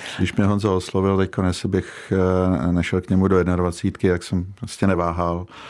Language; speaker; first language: Czech; native; Czech